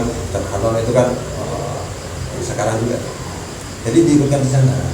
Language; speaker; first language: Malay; non-native, local second language; Javanese